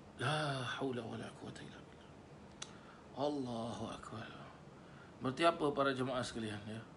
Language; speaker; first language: Malay; native; Malay